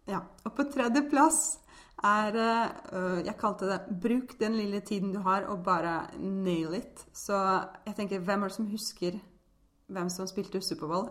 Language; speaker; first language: Norwegian; early bilingual, other home language; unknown